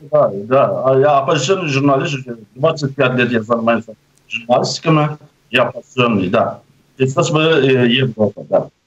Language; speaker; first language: Russian; non-native, local second language; Azerbaijani